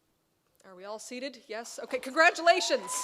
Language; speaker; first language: English; native; English